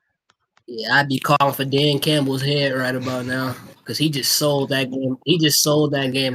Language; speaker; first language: English; native; English